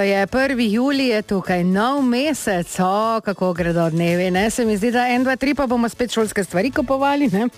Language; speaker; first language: Slovenian; native; Slovenian